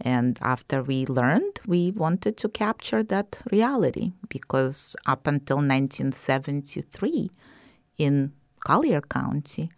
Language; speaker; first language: English; non-native, fluent; Russian